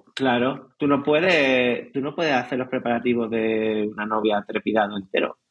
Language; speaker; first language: Spanish; native; Spanish